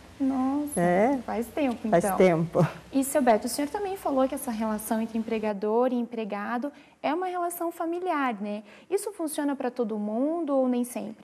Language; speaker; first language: Portuguese; native; Portuguese